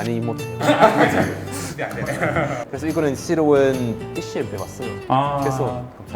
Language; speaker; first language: Korean; non-native, learner; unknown